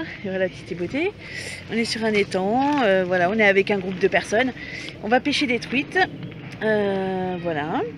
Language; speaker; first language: French; native; French